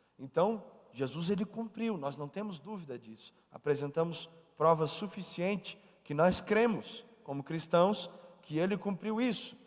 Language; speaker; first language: Portuguese; native; Portuguese